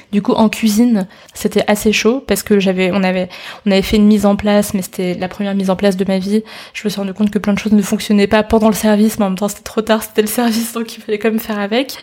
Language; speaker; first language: French; early bilingual, other home language; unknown